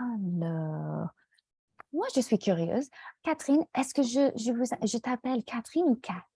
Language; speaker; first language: French; non-native, fluent; English